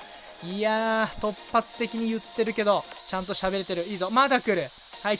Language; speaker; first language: Japanese; native; Japanese